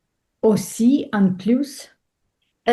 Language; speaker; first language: French; non-native, learner; Russian